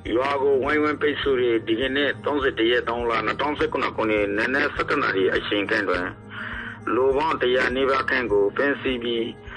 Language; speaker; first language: Burmese; non-native, local second language; Rohingya